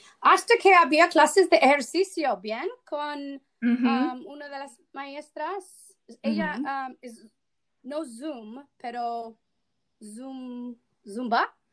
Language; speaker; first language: Spanish; non-native, fluent; English